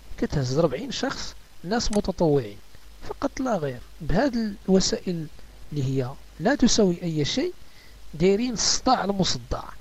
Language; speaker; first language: Arabic; native; Arabic